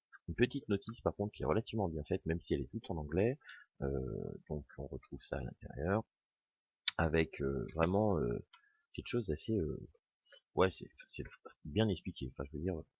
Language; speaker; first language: French; native; French